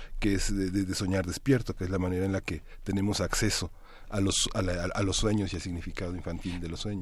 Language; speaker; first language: Spanish; native; Spanish